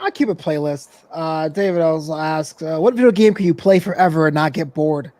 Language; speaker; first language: English; native; English